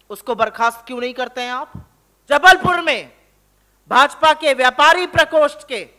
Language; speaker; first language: Hindi; native; Hindi